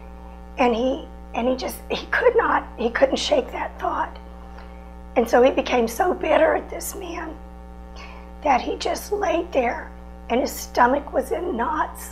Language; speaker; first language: English; native; English